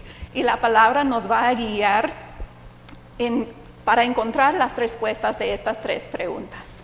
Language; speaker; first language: Spanish; non-native, fluent; English